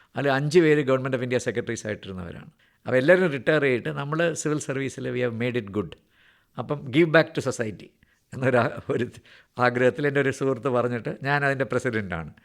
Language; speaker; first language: Malayalam; native; Malayalam